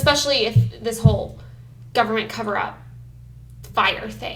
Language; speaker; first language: English; native; English